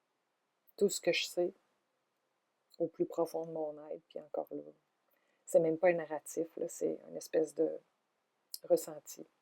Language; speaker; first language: French; native; French